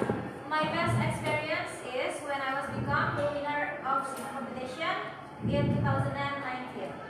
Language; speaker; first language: English; non-native, learner; Indonesian